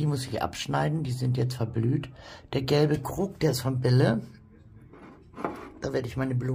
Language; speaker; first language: German; native; German